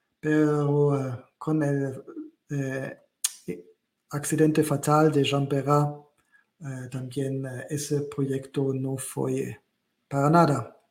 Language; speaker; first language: Spanish; non-native, learner; German